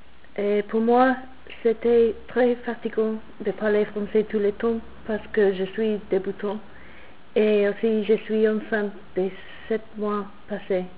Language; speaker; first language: French; non-native, learner; English